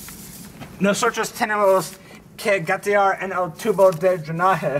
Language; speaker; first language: Spanish; non-native, learner; English